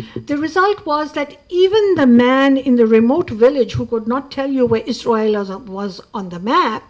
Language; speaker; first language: English; non-native, local second language; Urdu